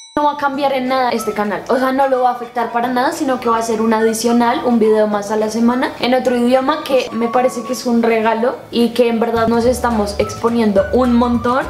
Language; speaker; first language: Spanish; native; Spanish